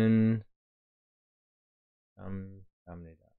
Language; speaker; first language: Korean; non-native, learner; English